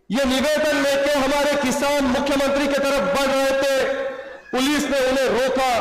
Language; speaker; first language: Hindi; non-native, local second language; Marathi